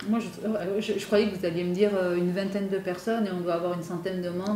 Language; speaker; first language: French; native; French